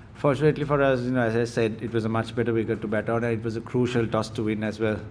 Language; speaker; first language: English; non-native, local second language; Sinhala